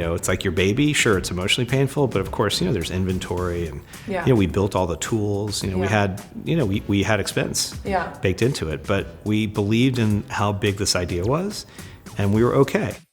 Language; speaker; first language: English; native; English